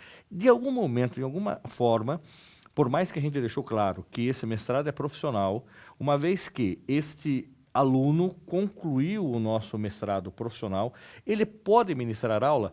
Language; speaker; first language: Portuguese; native; Portuguese